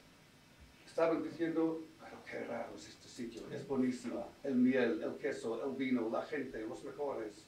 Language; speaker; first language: Spanish; non-native, fluent; English